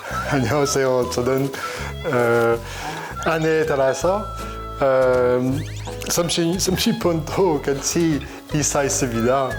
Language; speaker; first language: Korean; non-native, learner; French